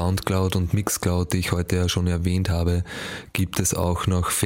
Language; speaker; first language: German; native; German